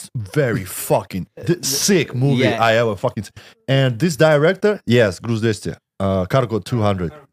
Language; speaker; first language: English; non-native, learner; Russian